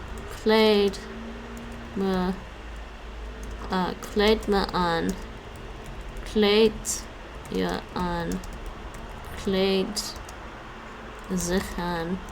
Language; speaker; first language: Dutch; non-native, learner; English